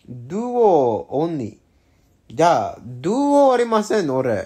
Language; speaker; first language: Japanese; non-native, learner; English